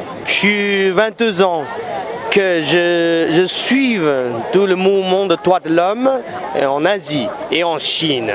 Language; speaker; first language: French; non-native, fluent; Chinese